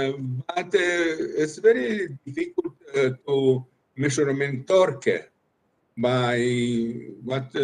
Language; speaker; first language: English; non-native, learner; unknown